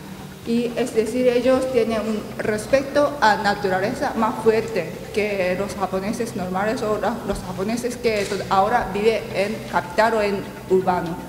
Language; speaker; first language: Spanish; non-native, learner; Japanese